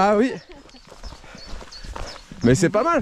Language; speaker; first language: French; native; French